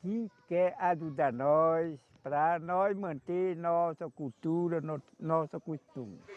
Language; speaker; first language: Portuguese; non-native, local second language; Kayapó